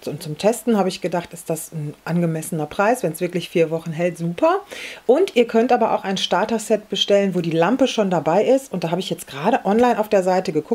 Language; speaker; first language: German; native; German